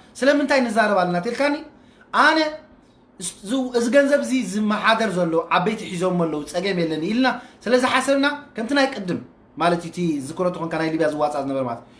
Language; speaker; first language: Tigrinya; native; Tigrinya